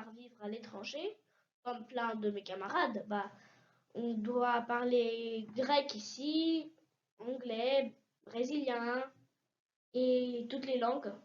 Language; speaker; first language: French; early bilingual, heritage; French